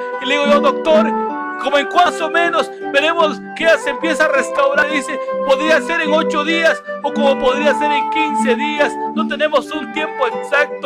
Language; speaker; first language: Spanish; native; Spanish